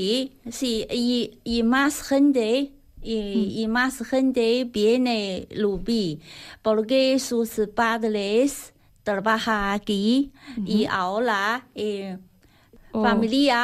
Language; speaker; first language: Spanish; non-native, learner; Chinese